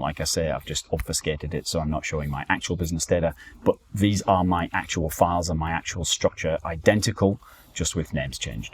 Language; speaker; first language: English; native; English